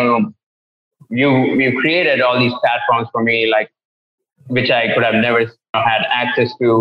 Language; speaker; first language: English; non-native, local second language; Tamil